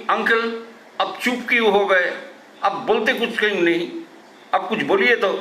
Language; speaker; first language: Hindi; non-native, local second language; Bangla